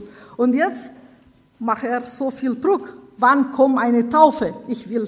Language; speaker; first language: German; non-native, learner; Romanian